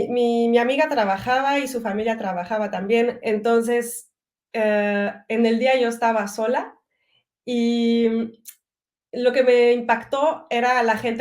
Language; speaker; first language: Spanish; early bilingual, heritage; French